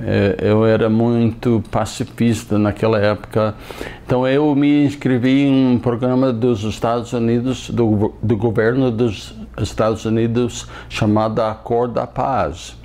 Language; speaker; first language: Portuguese; non-native, fluent; English